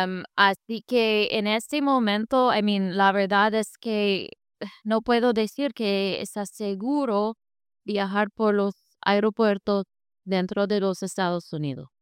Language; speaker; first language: Spanish; non-native, fluent; English